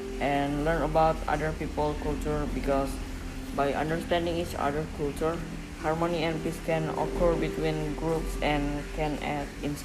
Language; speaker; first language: English; non-native, learner; Indonesian